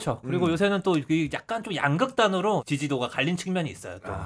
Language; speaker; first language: Korean; native; Korean